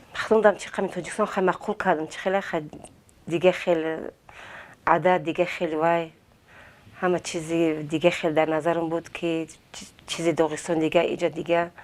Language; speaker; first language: Tajik; non-native, fluent; Avaric